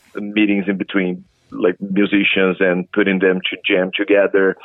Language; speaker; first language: English; non-native, fluent; Portuguese